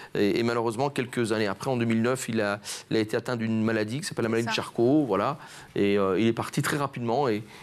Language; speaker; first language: French; native; French